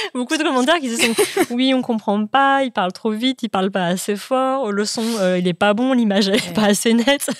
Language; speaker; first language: French; native; French